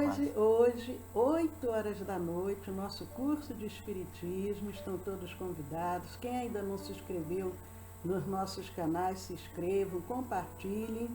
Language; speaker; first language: Portuguese; native; Portuguese